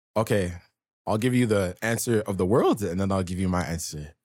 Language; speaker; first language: English; native; English